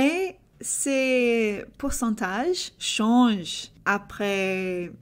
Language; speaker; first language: French; non-native, learner; English